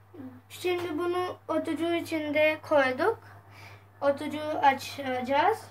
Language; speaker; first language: Turkish; non-native, learner; Urdu